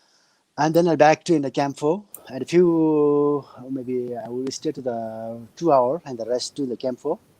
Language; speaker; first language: English; non-native, learner; Nepali